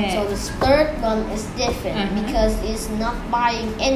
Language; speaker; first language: English; non-native, learner; Vietnamese